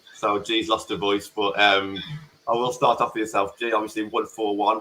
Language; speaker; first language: English; native; English